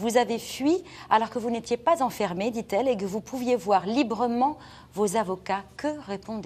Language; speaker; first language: French; native; French